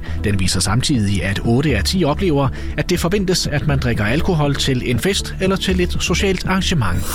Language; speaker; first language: Danish; native; Danish